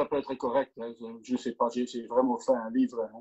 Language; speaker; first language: French; non-native, local second language; Dutch